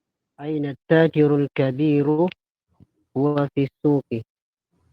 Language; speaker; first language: Arabic; non-native, learner; Filipino